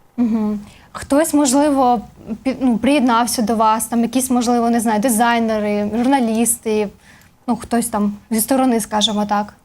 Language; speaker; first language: Ukrainian; native; Ukrainian